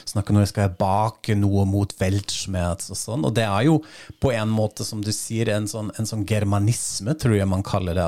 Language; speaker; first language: Norwegian; non-native, fluent; German